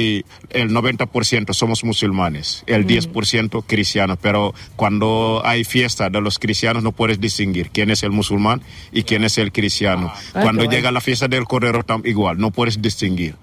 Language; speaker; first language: Spanish; non-native, fluent; Wolof